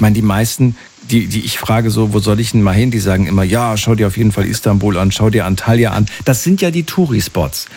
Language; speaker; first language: German; native; German